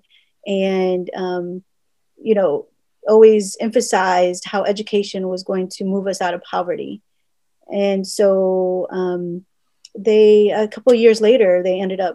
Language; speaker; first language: English; early bilingual, other home language; Spanish